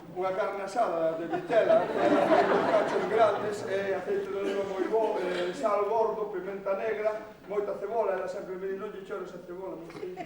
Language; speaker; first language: Galician; native; Galician